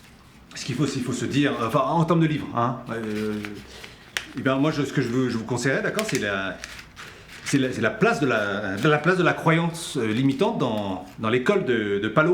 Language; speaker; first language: French; native; French